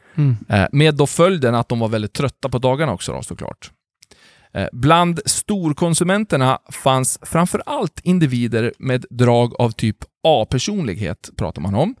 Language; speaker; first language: Swedish; native; Swedish